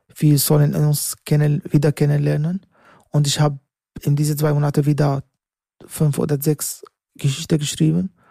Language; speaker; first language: German; non-native, fluent; Arabic